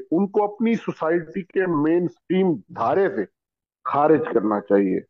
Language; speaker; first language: Urdu; native; Urdu